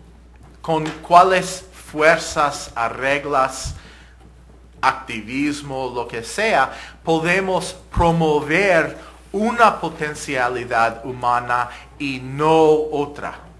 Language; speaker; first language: Spanish; non-native, fluent; English